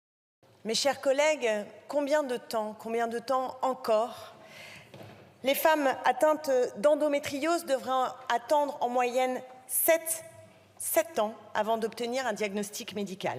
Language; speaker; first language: French; native; French